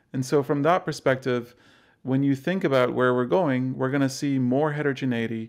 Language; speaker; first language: English; non-native, fluent; Arabic